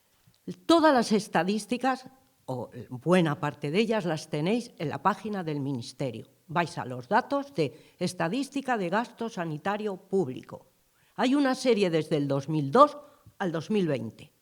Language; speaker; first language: Spanish; native; Spanish